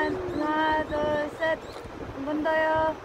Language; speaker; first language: Korean; non-native, fluent; Filipino